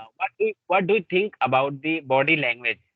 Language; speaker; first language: English; non-native, learner; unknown